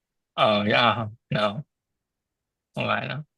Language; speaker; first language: Vietnamese; early bilingual, heritage; Vietnamese